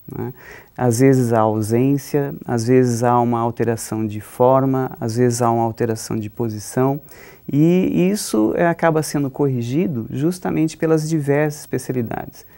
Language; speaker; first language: Portuguese; native; Portuguese